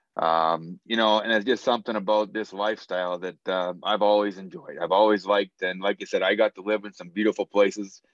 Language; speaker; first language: English; native; English